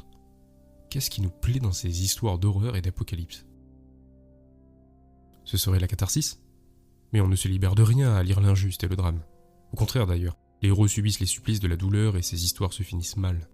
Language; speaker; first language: French; native; French